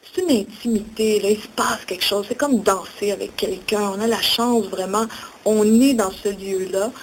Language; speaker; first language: French; native; French